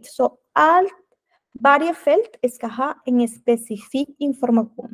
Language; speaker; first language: Swedish; non-native, fluent; Spanish